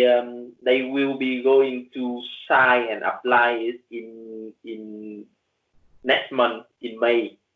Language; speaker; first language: English; non-native, learner; Vietnamese